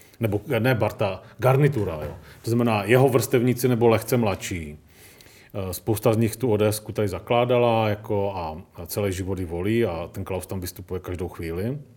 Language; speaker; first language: Czech; early bilingual, other home language; Greek